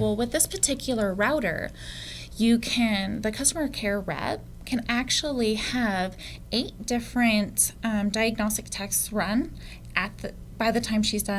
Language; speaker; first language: English; native; English